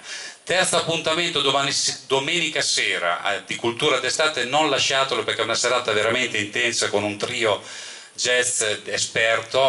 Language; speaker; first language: Italian; native; Italian